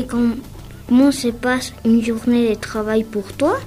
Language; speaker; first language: French; non-native, learner; Spanish